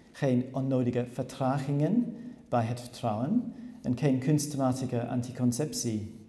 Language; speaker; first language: Dutch; non-native, learner; English